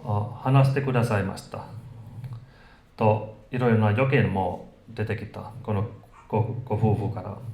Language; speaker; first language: Japanese; non-native, fluent; Finnish